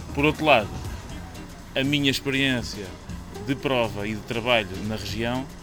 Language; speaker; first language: Portuguese; native; Portuguese